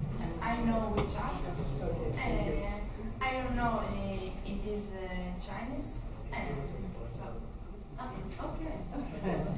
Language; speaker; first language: English; non-native, learner; Russian